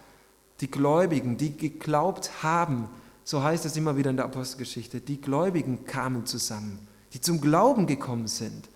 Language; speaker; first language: German; native; German